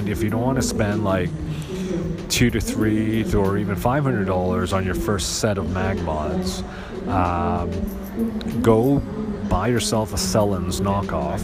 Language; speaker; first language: English; non-native, local second language; Cantonese